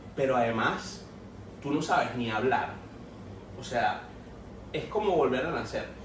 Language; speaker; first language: Spanish; native; Spanish